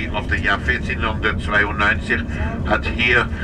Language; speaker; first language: German; non-native, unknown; Spanish